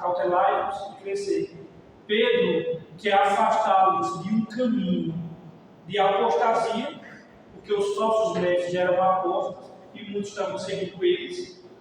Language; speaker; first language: Portuguese; native; Portuguese